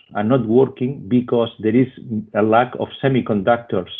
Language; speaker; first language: English; non-native, fluent; Spanish